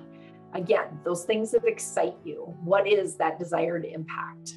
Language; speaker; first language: English; native; English